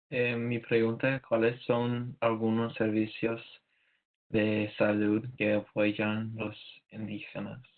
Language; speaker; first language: Spanish; non-native, learner; English